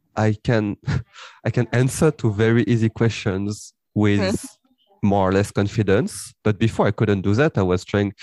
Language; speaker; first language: English; early bilingual, heritage; French